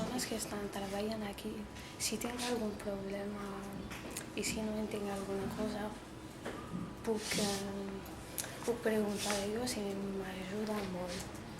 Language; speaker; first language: Catalan; early bilingual, other home language; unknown